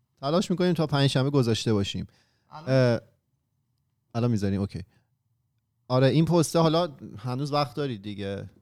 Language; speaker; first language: Persian; native; Persian